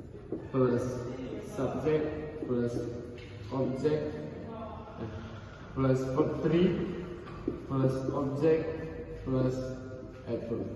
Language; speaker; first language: English; non-native, learner; Indonesian